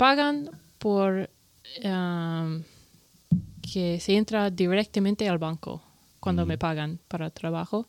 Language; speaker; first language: Spanish; non-native, learner; English